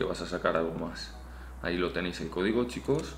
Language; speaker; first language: Spanish; native; Spanish